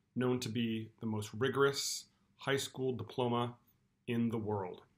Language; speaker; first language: English; native; English